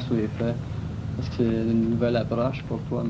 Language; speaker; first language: French; native; French